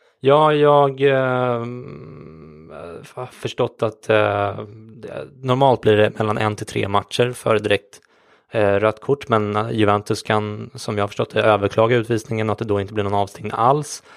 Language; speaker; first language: Swedish; native; Swedish